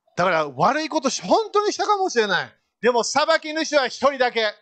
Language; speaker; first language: Japanese; native; Japanese